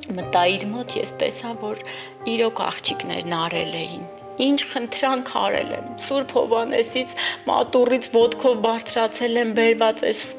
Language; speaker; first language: Armenian; native; Armenian